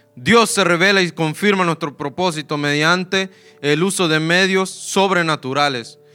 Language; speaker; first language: Spanish; early bilingual, heritage; Spanish